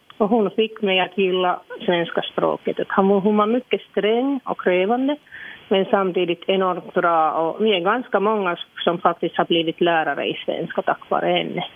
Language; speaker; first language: Swedish; non-native, local second language; Finnish